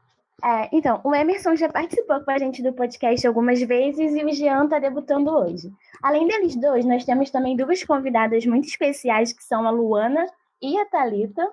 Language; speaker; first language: Portuguese; native; Portuguese